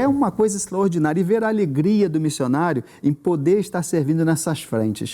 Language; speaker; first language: Portuguese; native; Portuguese